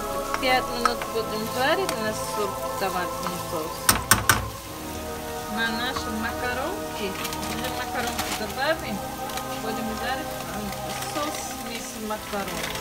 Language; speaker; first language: Russian; non-native, learner; Tajik